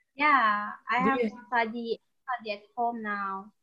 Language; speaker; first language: English; non-native, learner; Indonesian